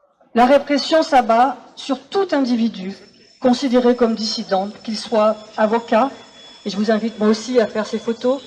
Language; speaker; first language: French; native; French